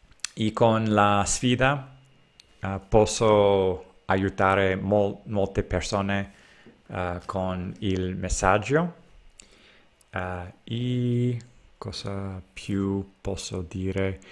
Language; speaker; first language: Italian; non-native, learner; English